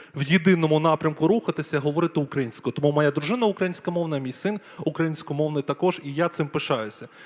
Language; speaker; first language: Ukrainian; non-native, local second language; Russian